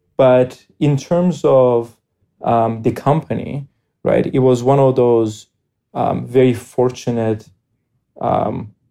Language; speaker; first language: English; non-native, fluent; Greek